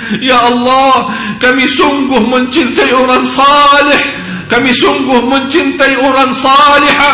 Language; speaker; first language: Indonesian; non-native, fluent; Arabic